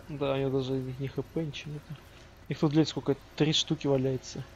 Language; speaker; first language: Russian; native; Russian